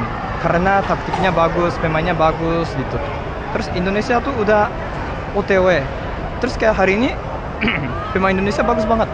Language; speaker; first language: Indonesian; non-native, fluent; Japanese